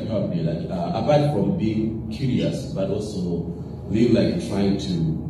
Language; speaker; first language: English; non-native, local second language; Nyanja